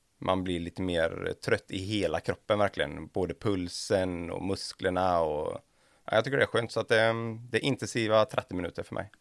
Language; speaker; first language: Swedish; native; Swedish